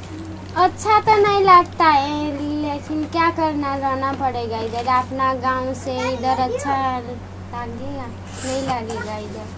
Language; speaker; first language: Hindi; non-native, fluent; Nepali